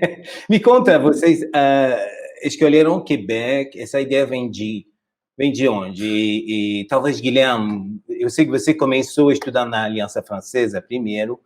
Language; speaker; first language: Portuguese; non-native, fluent; French